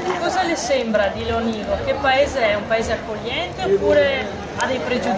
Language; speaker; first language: Italian; native; Italian